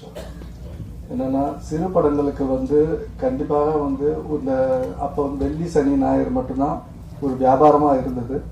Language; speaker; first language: Tamil; native; Tamil